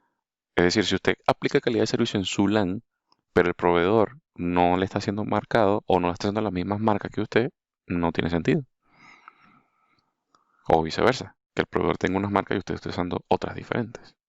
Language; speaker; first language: Spanish; native; Spanish